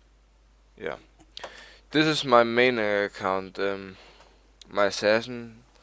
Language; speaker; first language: English; non-native, learner; Danish